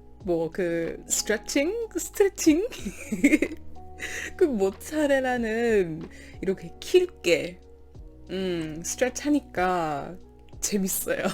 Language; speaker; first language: Korean; non-native, learner; English